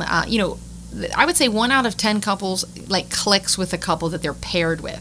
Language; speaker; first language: English; native; English